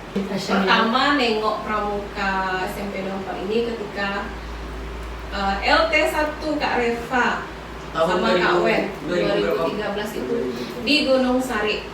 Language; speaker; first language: Indonesian; non-native, local second language; Minangkabau